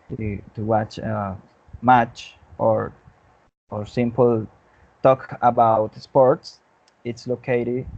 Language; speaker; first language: English; non-native, learner; Spanish